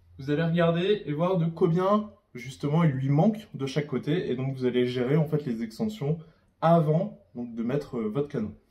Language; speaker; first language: French; native; French